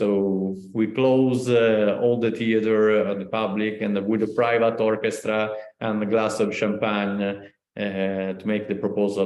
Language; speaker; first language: English; non-native, learner; Italian